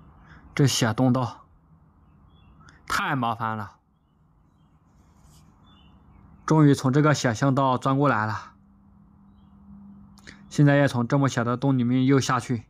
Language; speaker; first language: Chinese; native; Chinese